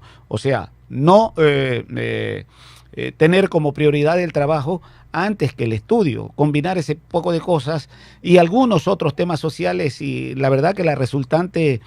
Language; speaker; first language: Spanish; native; Spanish